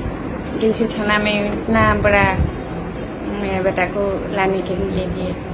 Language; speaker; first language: Hindi; non-native, local second language; Assamese